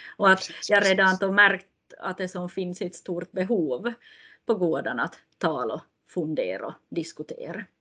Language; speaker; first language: Swedish; native; Swedish